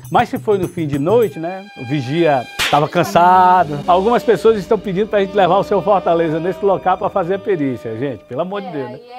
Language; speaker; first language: Portuguese; native; Portuguese